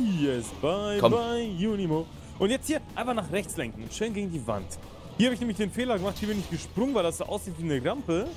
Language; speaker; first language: German; native; German